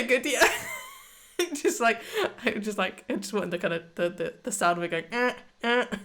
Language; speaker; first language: English; native; English